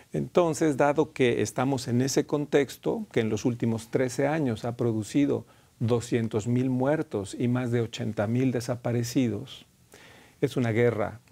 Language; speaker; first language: Spanish; native; Spanish